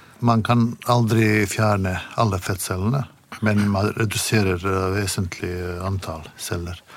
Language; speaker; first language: Norwegian; non-native, fluent; Bosnian